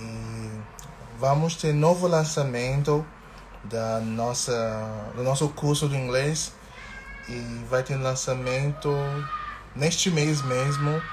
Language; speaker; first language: Portuguese; non-native, fluent; English